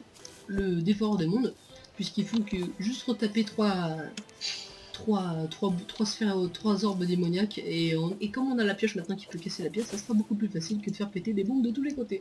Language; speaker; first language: French; native; French